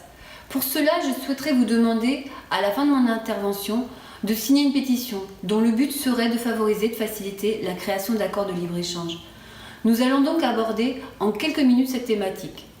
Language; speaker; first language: French; native; French